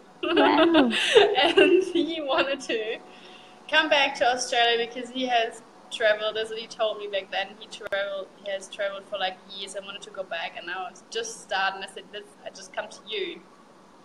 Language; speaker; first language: English; non-native, fluent; German